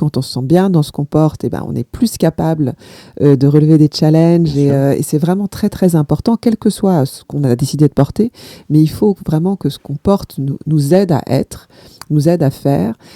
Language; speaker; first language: French; native; French